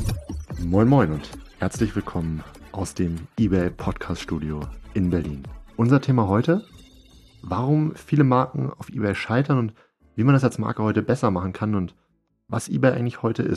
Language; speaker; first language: German; native; German